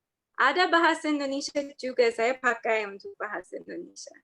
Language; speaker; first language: Indonesian; non-native, learner; English